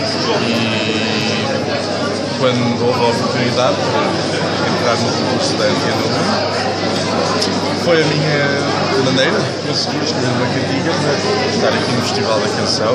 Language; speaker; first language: Portuguese; early bilingual, heritage; English